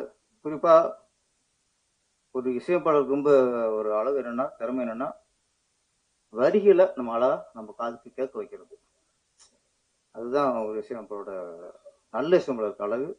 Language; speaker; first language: Tamil; native; Tamil